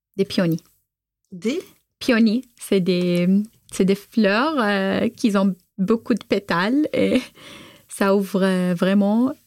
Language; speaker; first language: French; non-native, fluent; Arabic